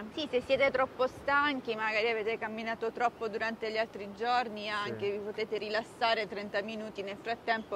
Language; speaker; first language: Italian; native; Italian